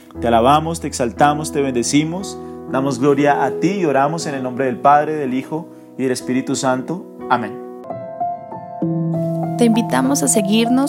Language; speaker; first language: Spanish; native; Spanish